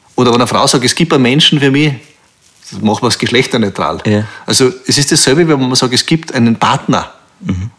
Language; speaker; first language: German; native; German